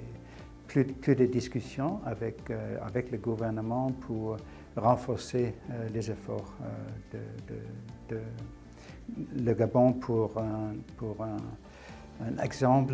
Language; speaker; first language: French; non-native, fluent; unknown